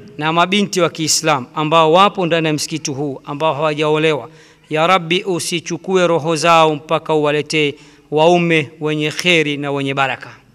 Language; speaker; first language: Swahili; native; Swahili